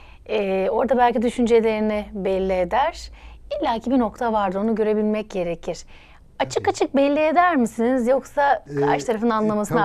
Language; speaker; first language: Turkish; native; Turkish